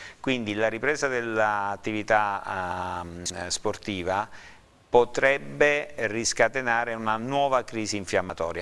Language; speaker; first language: Italian; native; Italian